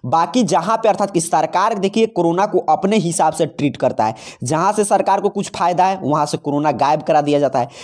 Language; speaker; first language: Hindi; native; Hindi